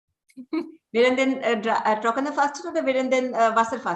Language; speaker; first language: German; non-native, fluent; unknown